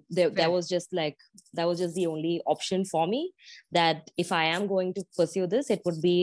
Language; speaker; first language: English; non-native, local second language; Malayalam